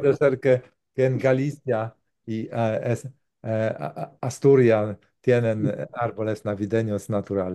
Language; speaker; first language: Spanish; non-native, learner; Polish